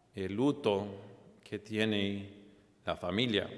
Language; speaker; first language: Spanish; non-native, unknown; English